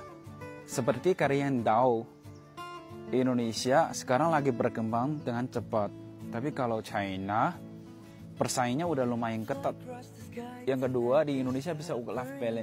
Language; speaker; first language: Indonesian; non-native, fluent; Chinese